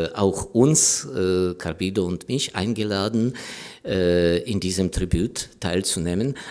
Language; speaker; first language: German; non-native, fluent; Ukrainian